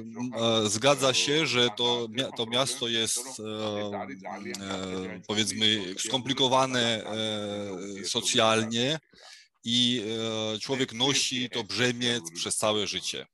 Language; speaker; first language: Polish; non-native, fluent; Georgian